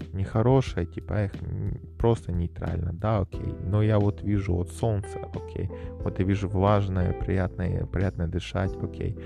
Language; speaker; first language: Russian; native; Russian